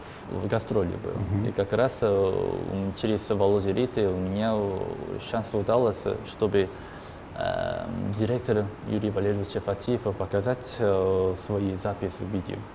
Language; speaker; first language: Russian; non-native, learner; Korean